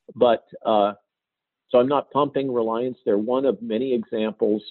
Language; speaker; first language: English; native; English